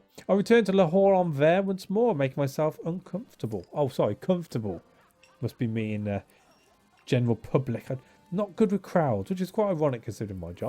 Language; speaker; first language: English; native; English